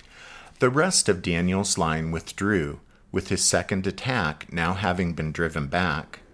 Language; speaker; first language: English; native; English